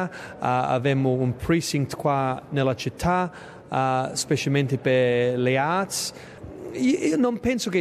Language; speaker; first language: Italian; early bilingual, heritage; English